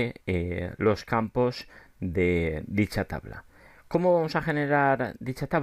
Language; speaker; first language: Spanish; native; Spanish